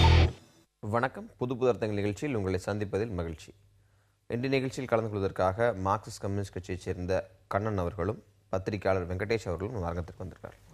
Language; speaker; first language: Tamil; native; Tamil